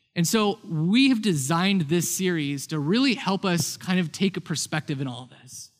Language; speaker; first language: English; native; English